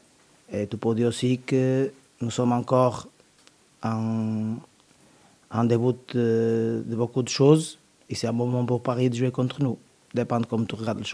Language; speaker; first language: French; non-native, learner; Portuguese